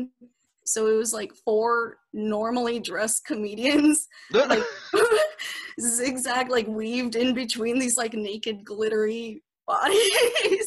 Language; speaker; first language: English; native; English